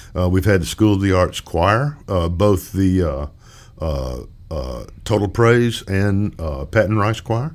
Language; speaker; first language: English; native; English